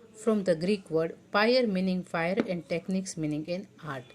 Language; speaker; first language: English; non-native, local second language; Gujarati